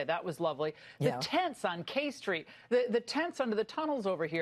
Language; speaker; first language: English; native; English